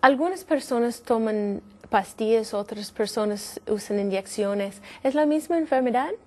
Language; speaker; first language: Spanish; non-native, fluent; English